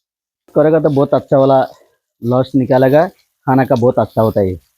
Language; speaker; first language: Hindi; non-native, learner; Bangla